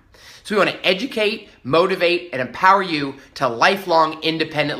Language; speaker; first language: English; native; English